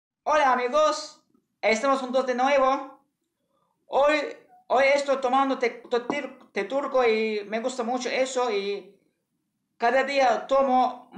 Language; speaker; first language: Spanish; non-native, learner; Turkish